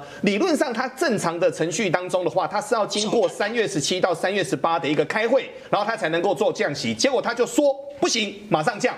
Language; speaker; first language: Chinese; native; Chinese